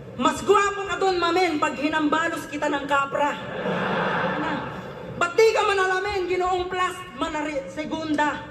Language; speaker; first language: Filipino; native; Filipino